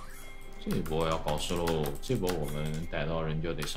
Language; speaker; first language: Chinese; native; Chinese